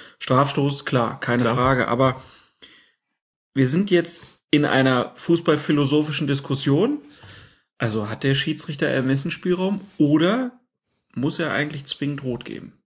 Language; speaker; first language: German; native; German